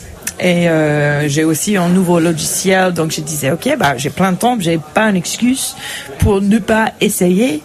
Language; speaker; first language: French; non-native, fluent; English